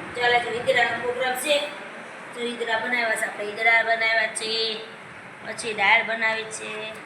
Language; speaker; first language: Gujarati; native; Gujarati